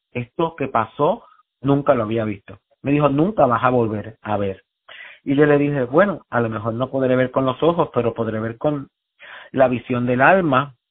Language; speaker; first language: Spanish; native; Spanish